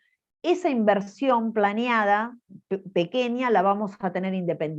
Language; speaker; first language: Spanish; native; Spanish